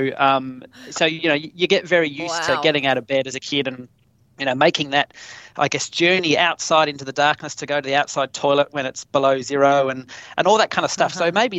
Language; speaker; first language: English; native; English